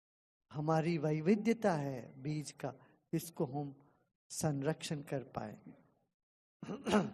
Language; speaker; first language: Hindi; non-native, local second language; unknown